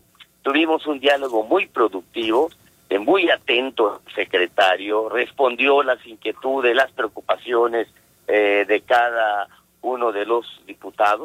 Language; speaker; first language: Spanish; native; Spanish